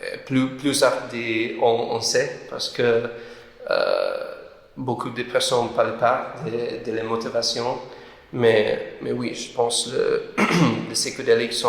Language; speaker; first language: French; non-native, learner; English